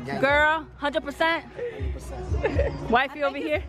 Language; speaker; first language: English; early bilingual, other home language; Spanish